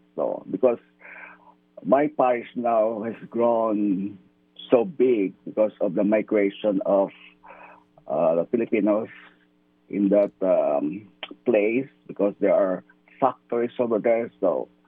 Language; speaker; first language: English; non-native, local second language; Filipino